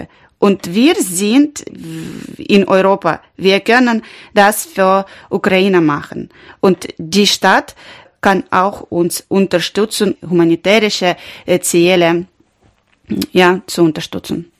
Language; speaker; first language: German; non-native, learner; Ukrainian